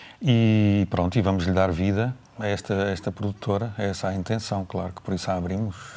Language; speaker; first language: Portuguese; native; Portuguese